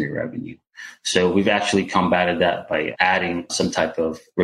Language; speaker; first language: English; non-native, local second language; Filipino